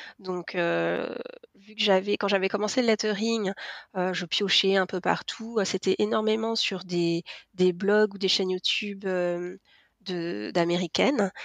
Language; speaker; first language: French; native; French